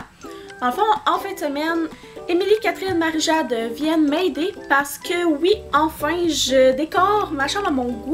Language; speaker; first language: French; native; French